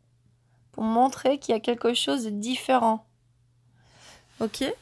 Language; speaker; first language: French; non-native, fluent; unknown